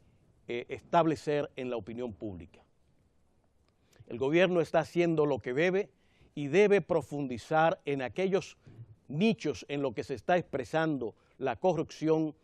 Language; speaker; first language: Spanish; native; Spanish